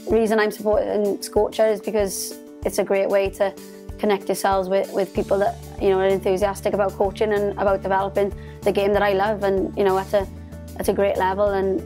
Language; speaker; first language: English; non-native, fluent; Thai